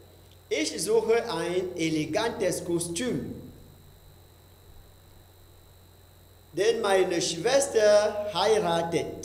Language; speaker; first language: German; non-native, fluent; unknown